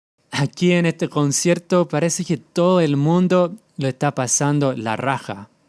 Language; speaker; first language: Spanish; non-native, fluent; English